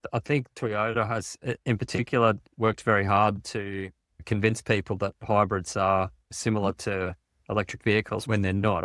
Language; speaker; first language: English; native; English